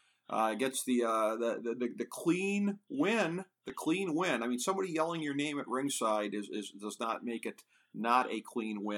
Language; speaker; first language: English; native; English